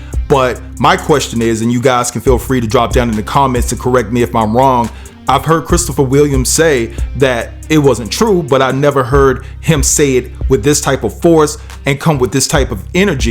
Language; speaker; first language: English; native; English